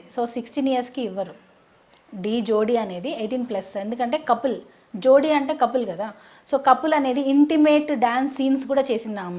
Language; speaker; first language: Telugu; native; Telugu